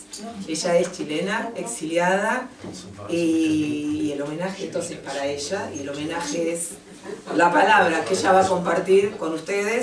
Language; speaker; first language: Spanish; native; Spanish